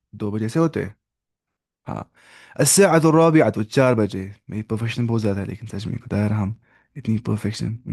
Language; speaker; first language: Urdu; non-native, local second language; Kashmiri